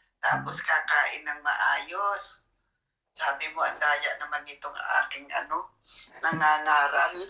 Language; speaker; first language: Filipino; native; Filipino